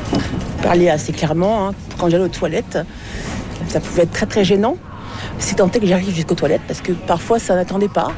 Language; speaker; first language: French; native; French